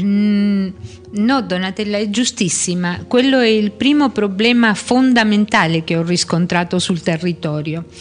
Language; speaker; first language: Italian; early bilingual, heritage; Spanish